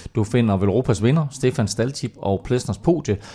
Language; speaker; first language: Danish; native; Danish